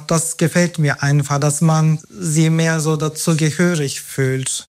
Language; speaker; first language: German; non-native, fluent; Turkish